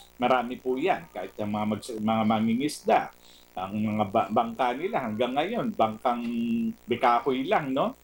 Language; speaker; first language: Filipino; native; Filipino